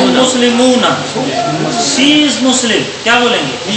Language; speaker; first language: Hindi; native; Hindi